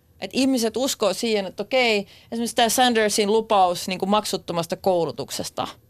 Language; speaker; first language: Finnish; non-native, local second language; Swedish